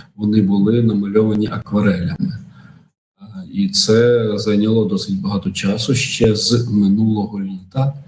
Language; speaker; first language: Ukrainian; native; Ukrainian